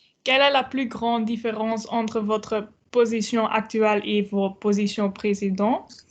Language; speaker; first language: French; non-native, local second language; Dutch